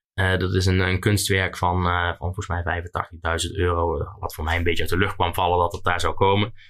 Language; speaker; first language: Dutch; native; Dutch